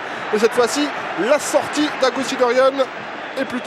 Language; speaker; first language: French; native; French